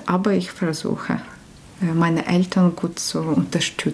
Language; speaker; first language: German; non-native, learner; Ukrainian